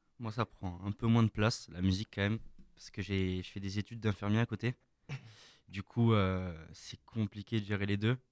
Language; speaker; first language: French; native; French